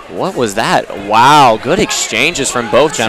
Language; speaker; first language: English; native; English